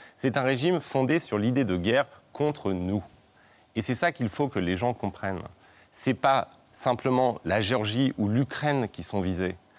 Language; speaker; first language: French; native; French